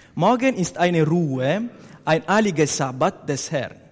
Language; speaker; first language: German; non-native, learner; Italian